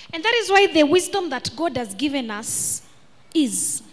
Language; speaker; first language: English; non-native, local second language; Swahili